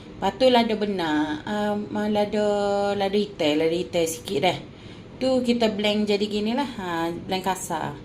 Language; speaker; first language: Malay; native; Malay